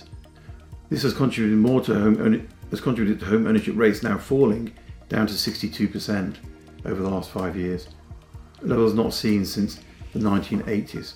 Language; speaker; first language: English; native; English